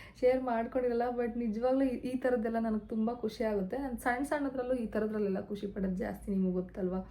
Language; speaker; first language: Kannada; native; Kannada